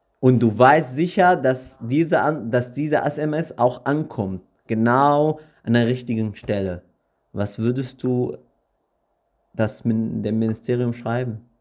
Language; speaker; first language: German; early bilingual, other home language; Arabic